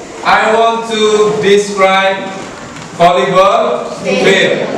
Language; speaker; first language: English; non-native, fluent; Indonesian